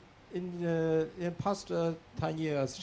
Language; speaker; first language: English; non-native, learner; Chinese